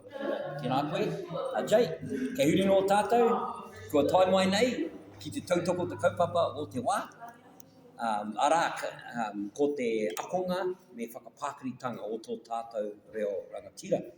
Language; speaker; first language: Māori; non-native, local second language; English